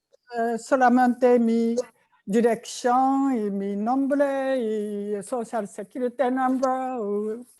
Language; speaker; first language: Spanish; non-native, learner; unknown